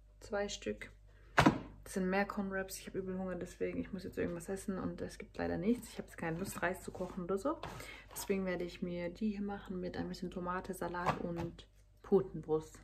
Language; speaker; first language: German; early bilingual, other home language; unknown